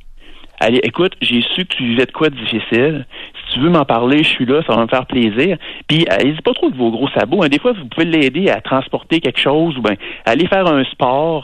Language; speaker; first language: French; native; French